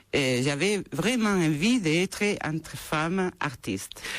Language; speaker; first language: French; non-native, fluent; Spanish